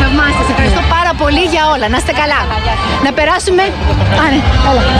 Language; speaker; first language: Greek; native; Greek